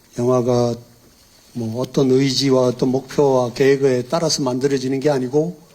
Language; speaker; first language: Korean; native; Korean